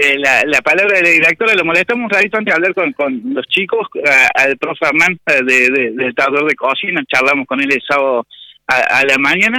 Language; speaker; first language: Spanish; native; Spanish